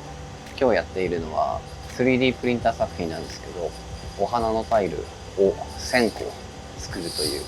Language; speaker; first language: Japanese; native; Japanese